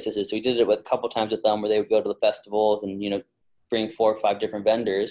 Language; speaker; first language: English; native; English